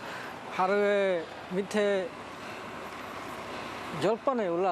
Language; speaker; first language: Korean; non-native, learner; Khmer